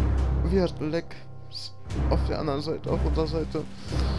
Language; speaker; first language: German; native; German